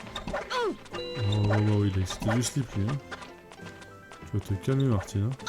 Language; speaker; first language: French; native; French